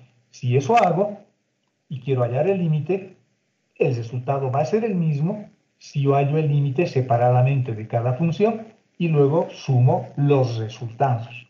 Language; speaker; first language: Spanish; native; Spanish